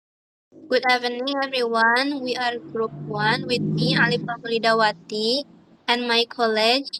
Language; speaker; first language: English; non-native, learner; Indonesian